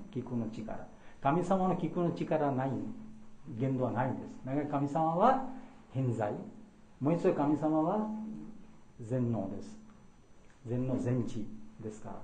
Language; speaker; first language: Japanese; non-native, fluent; Bangla